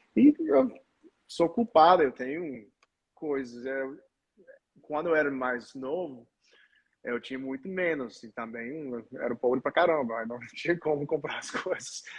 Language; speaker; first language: Portuguese; non-native, fluent; English